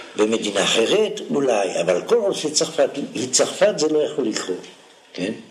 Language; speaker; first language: Hebrew; non-native, fluent; French